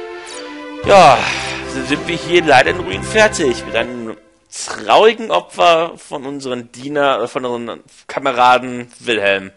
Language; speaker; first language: German; native; German